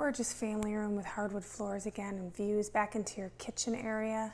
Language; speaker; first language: English; native; English